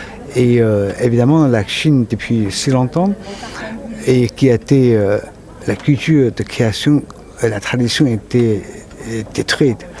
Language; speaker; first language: French; non-native, fluent; Chinese